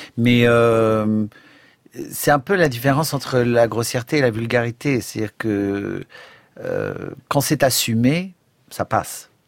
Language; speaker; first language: French; native; French